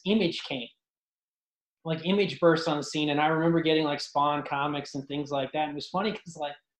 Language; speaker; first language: English; native; English